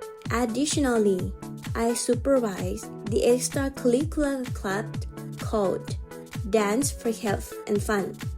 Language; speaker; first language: English; non-native, fluent; Thai